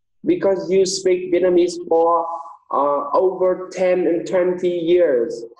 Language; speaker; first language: English; non-native, fluent; Vietnamese